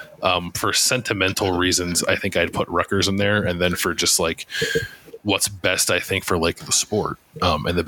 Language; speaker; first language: English; native; English